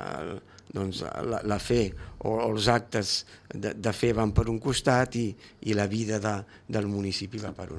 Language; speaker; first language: Catalan; native; Catalan